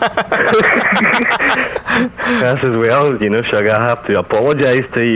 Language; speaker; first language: English; native; English